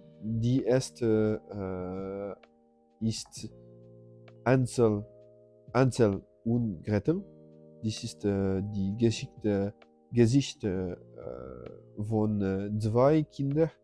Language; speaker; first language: German; non-native, learner; French